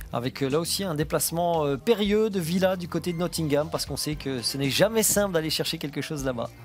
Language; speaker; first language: French; native; French